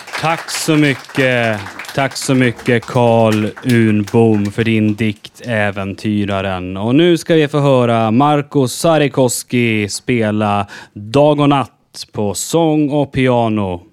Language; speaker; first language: Swedish; native; Swedish